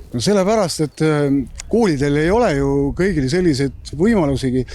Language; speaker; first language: Estonian; native; Estonian